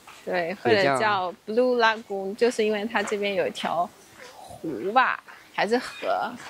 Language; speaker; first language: Chinese; native; Chinese